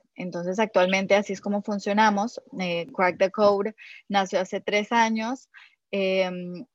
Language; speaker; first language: Spanish; native; Spanish